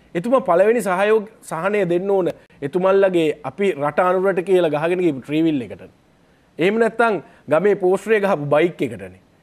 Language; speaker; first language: Sinhala; native; Sinhala